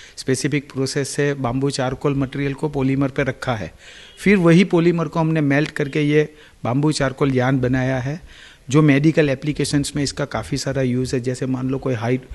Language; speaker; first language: Hindi; non-native, local second language; Gujarati